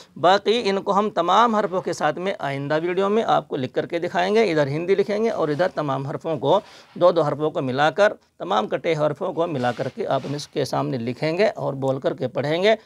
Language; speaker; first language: Hindi; native; Hindi